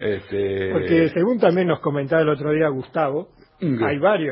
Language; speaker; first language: Spanish; native; Spanish